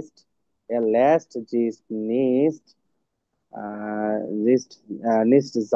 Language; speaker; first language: German; non-native, learner; Bangla